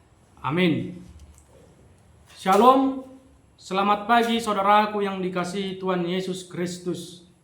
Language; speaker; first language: Indonesian; native; Indonesian